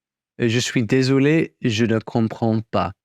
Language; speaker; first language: French; non-native, learner; English